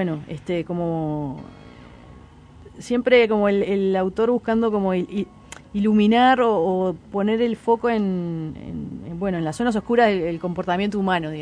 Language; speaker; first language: Spanish; native; Spanish